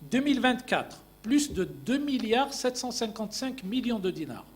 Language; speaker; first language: French; non-native, local second language; Arabic